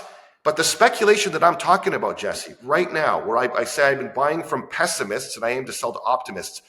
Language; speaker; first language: English; native; English